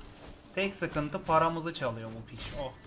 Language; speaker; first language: Turkish; native; Turkish